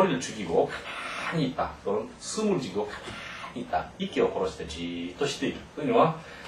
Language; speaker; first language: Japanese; non-native, fluent; Korean